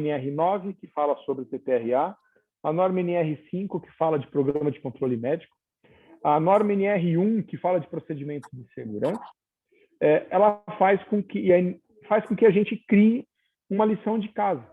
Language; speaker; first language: Portuguese; native; Portuguese